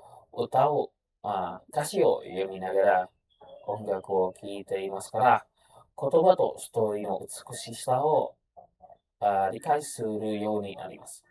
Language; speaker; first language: Japanese; non-native, learner; Indonesian